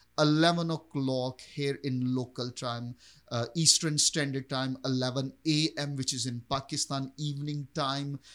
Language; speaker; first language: English; non-native, local second language; Urdu